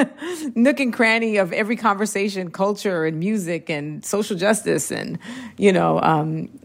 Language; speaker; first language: English; early bilingual, other home language; Spanish